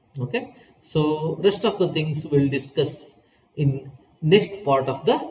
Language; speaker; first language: English; non-native, local second language; Kannada